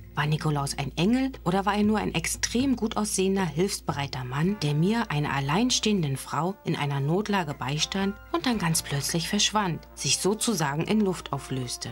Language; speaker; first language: German; native; German